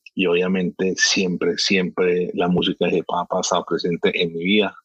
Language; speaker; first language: Spanish; early bilingual, heritage; Spanish